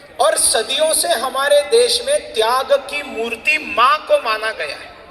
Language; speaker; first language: Hindi; non-native, local second language; Marathi